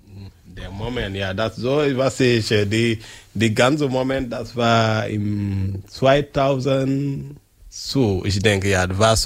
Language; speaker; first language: German; non-native, learner; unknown